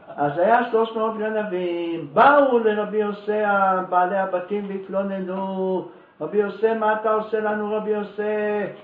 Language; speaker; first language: Hebrew; native; Hebrew